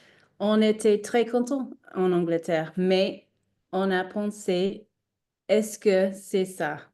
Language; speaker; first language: French; non-native, learner; English